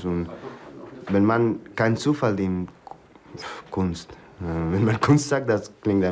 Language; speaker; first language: German; non-native, learner; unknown